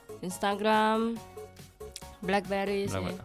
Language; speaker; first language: Catalan; non-native, learner; Indonesian